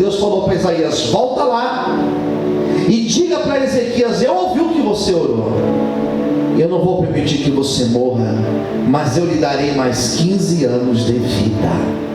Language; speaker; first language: Portuguese; native; Portuguese